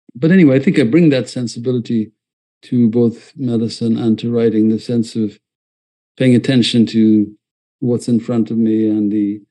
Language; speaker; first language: English; non-native, fluent; Malayalam